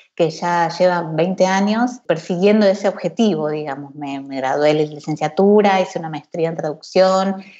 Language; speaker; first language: Spanish; native; Spanish